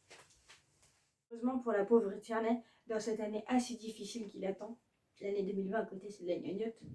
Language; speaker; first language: French; native; French